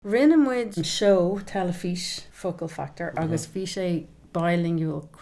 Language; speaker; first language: Irish; non-native, local second language; English